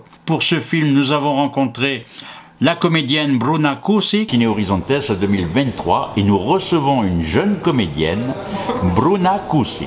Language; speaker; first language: French; native; French